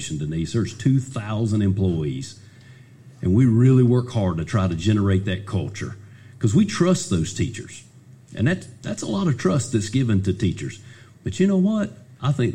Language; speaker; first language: English; native; English